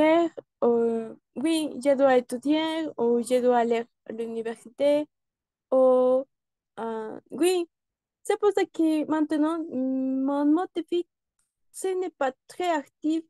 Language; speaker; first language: French; non-native, learner; Spanish